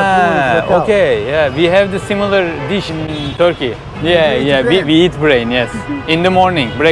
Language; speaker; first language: English; non-native, learner; Turkish